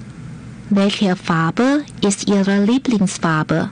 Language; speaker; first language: German; non-native, fluent; Chinese